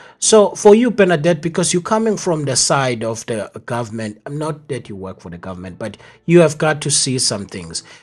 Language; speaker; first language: English; non-native, local second language; Zulu